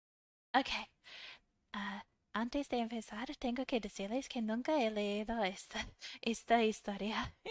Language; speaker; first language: Spanish; non-native, fluent; English